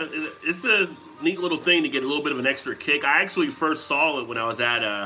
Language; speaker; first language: English; native; English